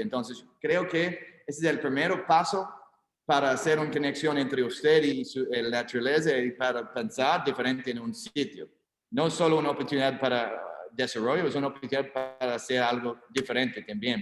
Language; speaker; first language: Spanish; non-native, learner; English